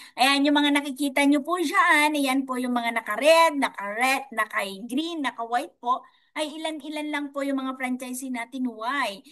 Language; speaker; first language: Filipino; non-native, local second language; Iloko